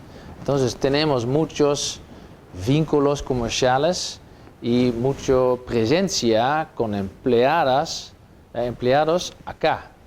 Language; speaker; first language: Spanish; non-native, fluent; Dutch